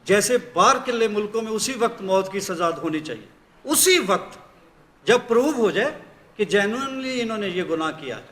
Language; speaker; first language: Hindi; non-native, local second language; Punjabi